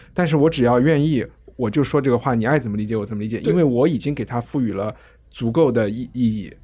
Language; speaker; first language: Chinese; native; Chinese